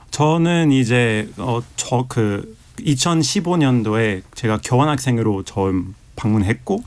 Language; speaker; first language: Korean; non-native, fluent; French